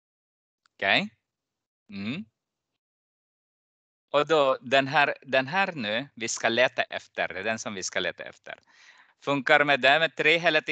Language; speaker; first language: Swedish; non-native, fluent; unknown